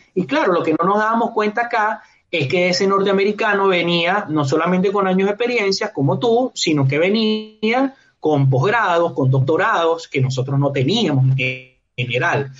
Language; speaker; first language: Spanish; native; Spanish